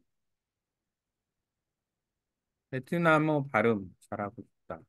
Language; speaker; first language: Korean; native; Korean